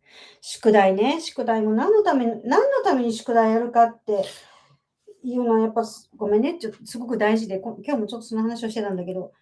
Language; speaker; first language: Japanese; native; Japanese